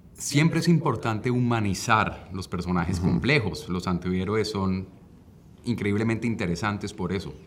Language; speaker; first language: Spanish; native; Spanish